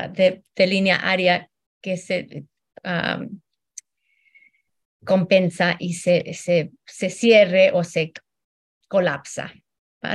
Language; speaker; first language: Spanish; early bilingual, heritage; Spanish